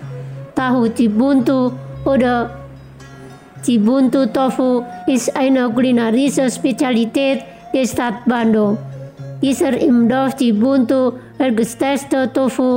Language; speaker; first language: German; non-native, fluent; Indonesian